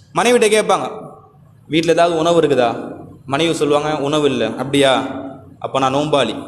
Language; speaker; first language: Tamil; native; Tamil